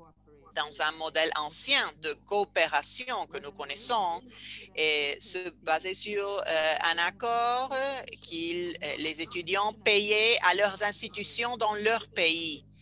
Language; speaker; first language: French; non-native, fluent; Spanish